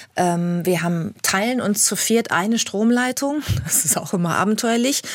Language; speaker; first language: German; native; German